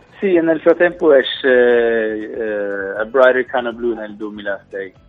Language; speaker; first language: Italian; non-native, fluent; Norwegian